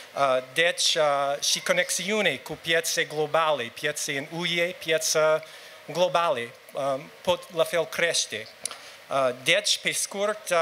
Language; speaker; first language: Romanian; non-native, learner; English